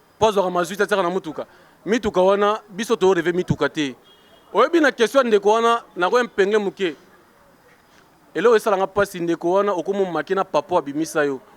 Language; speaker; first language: Lingala; native; Lingala